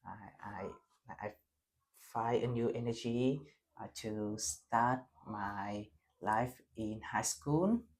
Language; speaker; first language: English; non-native, learner; Vietnamese